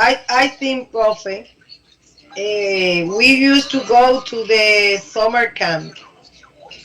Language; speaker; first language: English; non-native, learner; Spanish